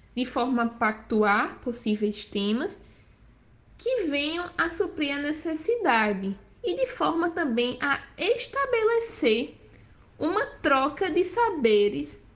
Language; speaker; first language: Portuguese; native; Portuguese